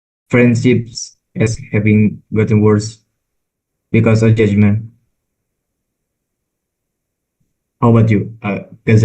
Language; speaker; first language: English; non-native, learner; Indonesian